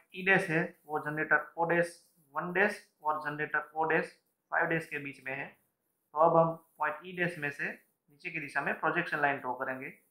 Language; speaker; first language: Hindi; non-native, local second language; Gujarati